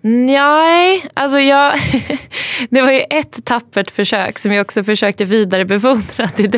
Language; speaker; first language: Swedish; native; Swedish